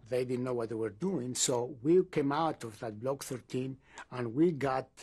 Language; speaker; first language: English; non-native, fluent; Greek